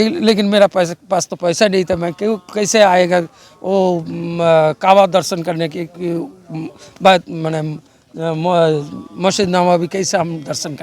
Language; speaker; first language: Hindi; non-native, local second language; Bangla